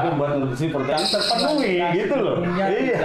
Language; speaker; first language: Indonesian; non-native, local second language; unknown